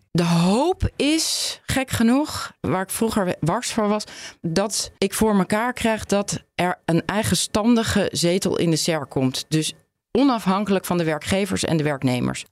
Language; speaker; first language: Dutch; native; Dutch